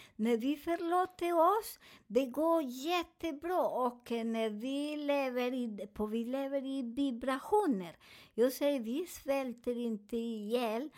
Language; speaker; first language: Swedish; non-native, learner; Spanish